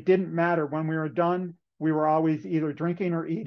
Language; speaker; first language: English; native; English